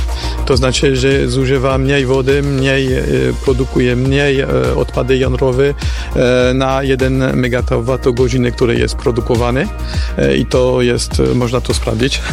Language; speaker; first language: Polish; non-native, fluent; French